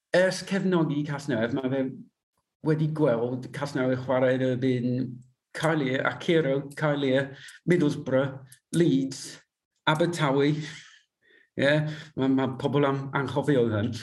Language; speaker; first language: Welsh; non-native, learner; English